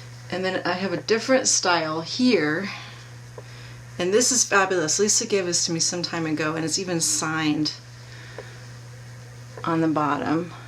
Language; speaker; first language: English; native; English